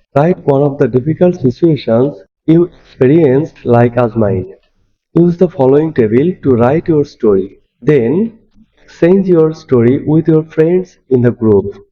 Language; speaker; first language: English; non-native, local second language; Bangla